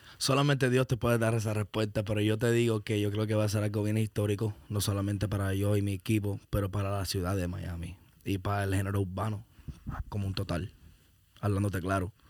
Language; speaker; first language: Spanish; early bilingual, heritage; Spanish